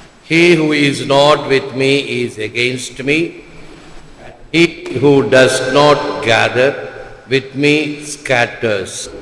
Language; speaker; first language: English; non-native, local second language; Tamil